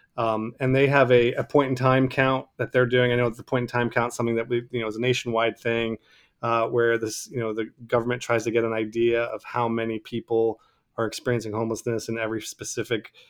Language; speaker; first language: English; native; English